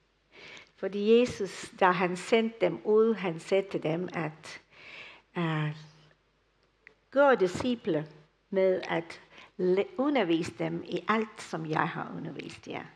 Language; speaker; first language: Danish; non-native, fluent; English